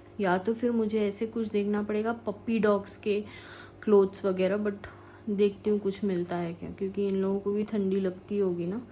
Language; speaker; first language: Hindi; non-native, local second language; Malayalam